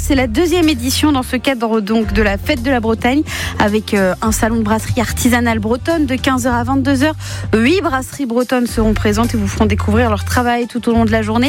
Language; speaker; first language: French; native; French